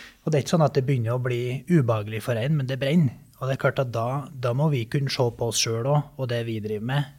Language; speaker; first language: Norwegian; native; Norwegian